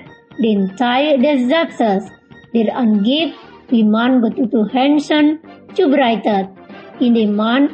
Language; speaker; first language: German; non-native, fluent; Indonesian